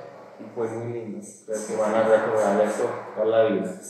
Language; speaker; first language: Spanish; non-native, fluent; English